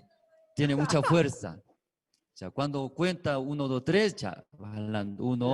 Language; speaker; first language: Spanish; non-native, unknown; Korean